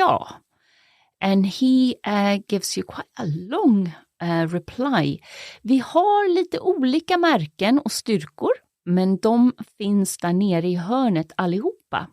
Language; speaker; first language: Swedish; native; Swedish